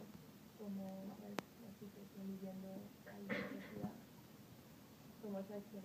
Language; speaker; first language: Spanish; non-native, learner; English